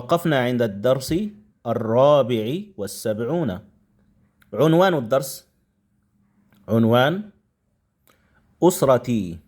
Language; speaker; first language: Arabic; non-native, fluent; Indonesian